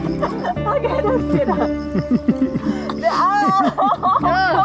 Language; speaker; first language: English; non-native, learner; Thai